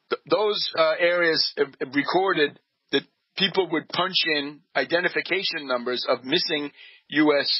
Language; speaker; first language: English; native; English